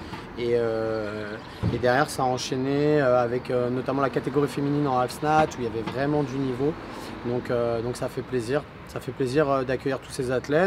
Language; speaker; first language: French; native; French